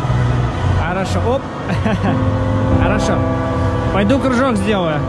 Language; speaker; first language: Russian; native; Russian